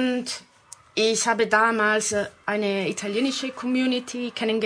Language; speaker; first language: German; non-native, fluent; Italian